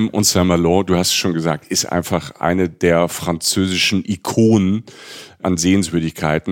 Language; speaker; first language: German; native; German